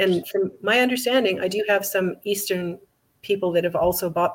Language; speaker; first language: English; native; English